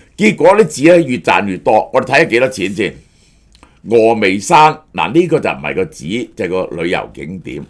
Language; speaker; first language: Cantonese; native; Cantonese